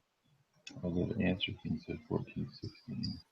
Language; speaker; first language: English; native; English